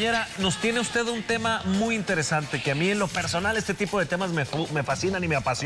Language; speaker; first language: Spanish; native; Spanish